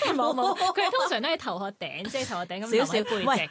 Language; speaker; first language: Cantonese; native; Cantonese